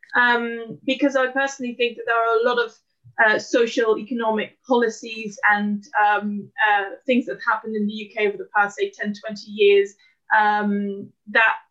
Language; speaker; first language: English; non-native, fluent; Dutch